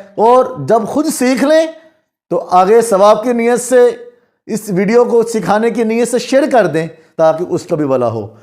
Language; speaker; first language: Urdu; non-native, local second language; Punjabi